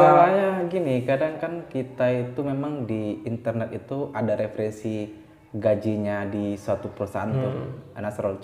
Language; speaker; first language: Indonesian; native; Indonesian